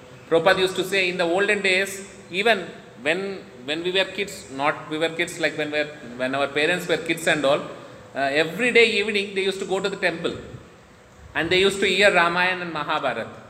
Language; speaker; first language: English; non-native, local second language; Telugu